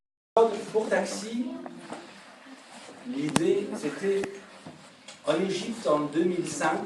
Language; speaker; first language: French; non-native, fluent; Arabic